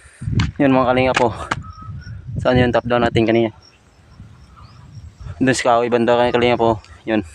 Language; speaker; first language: Filipino; non-native, local second language; Kinaray-a